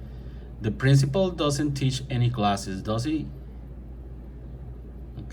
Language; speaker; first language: English; non-native, fluent; Spanish